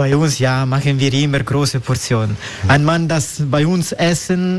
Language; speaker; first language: German; non-native, learner; Italian